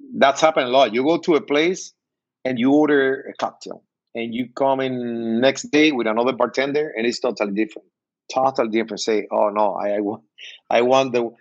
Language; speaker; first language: English; non-native, learner; Spanish